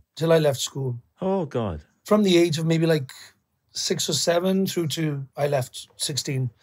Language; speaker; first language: English; native; English